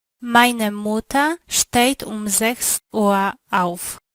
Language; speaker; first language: German; non-native, learner; Polish